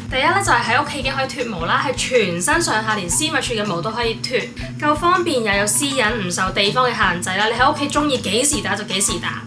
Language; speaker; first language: Chinese; non-native, local second language; Cantonese